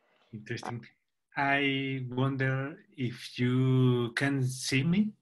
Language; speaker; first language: English; non-native, learner; Spanish